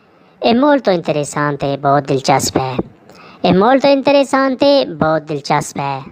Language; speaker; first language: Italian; non-native, fluent; Urdu